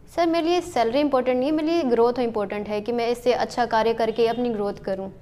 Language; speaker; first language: Hindi; native; Hindi